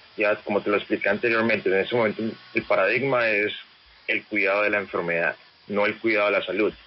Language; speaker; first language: Spanish; native; Spanish